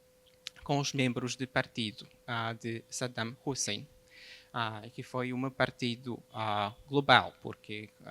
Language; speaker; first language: Portuguese; non-native, fluent; Polish